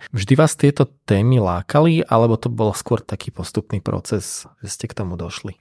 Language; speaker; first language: Slovak; native; Slovak